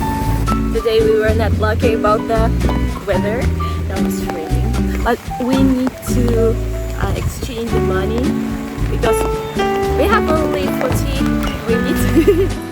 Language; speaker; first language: English; non-native, learner; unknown